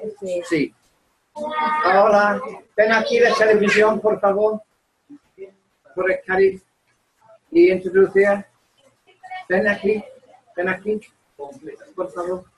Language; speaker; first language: Spanish; non-native, learner; English